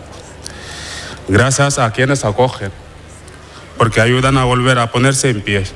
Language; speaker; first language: Spanish; non-native, fluent; Wolof